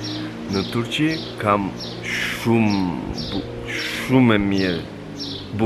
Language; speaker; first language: Albanian; non-native, learner; Turkish